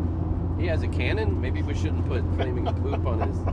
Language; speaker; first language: English; native; English